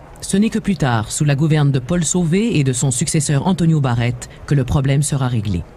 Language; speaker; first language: French; native; French